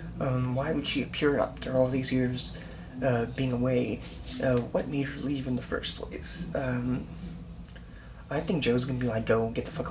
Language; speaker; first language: English; native; English